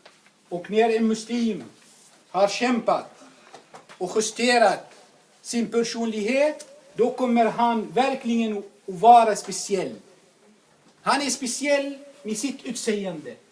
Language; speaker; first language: Swedish; non-native, fluent; Arabic